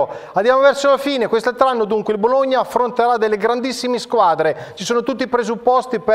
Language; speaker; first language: Italian; native; Italian